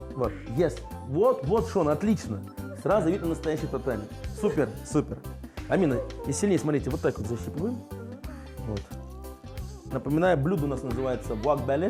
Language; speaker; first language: Russian; native; Russian